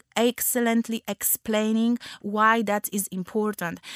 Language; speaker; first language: English; non-native, fluent; Polish